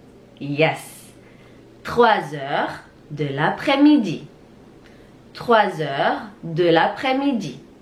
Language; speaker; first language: French; non-native, fluent; Indonesian